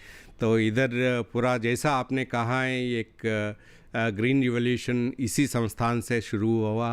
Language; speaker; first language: Hindi; non-native, local second language; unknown